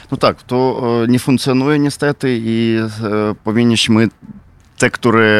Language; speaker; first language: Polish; non-native, fluent; Ukrainian